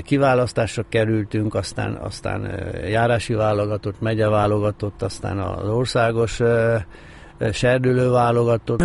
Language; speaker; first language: Hungarian; native; Hungarian